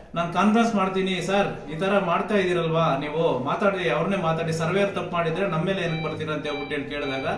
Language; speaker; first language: Kannada; native; Kannada